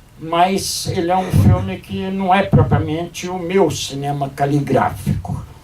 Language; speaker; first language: Portuguese; native; Portuguese